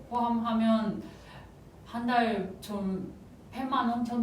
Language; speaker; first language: Korean; non-native, fluent; Japanese